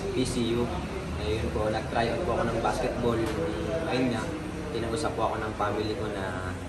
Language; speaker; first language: Filipino; native; Filipino